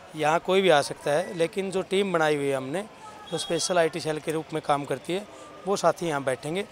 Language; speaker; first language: Hindi; native; Hindi